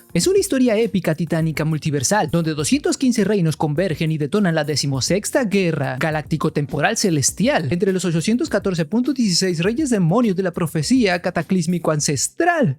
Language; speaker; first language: Spanish; native; Spanish